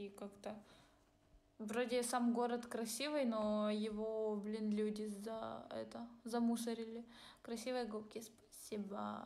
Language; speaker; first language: Russian; non-native, local second language; Ukrainian